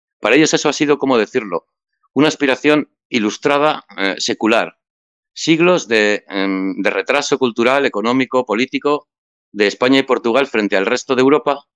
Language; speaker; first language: Spanish; native; Spanish